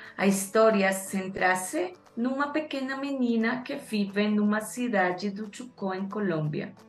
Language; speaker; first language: Portuguese; non-native, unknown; Spanish